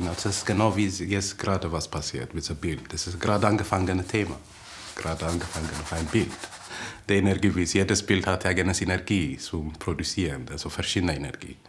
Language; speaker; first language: German; non-native, fluent; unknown